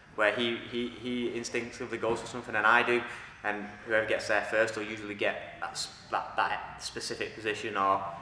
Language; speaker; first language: English; native; English